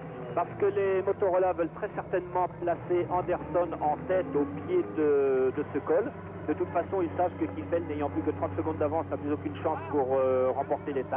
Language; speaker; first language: French; native; French